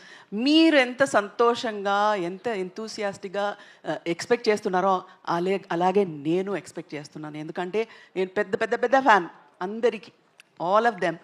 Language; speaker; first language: Telugu; non-native, local second language; Tamil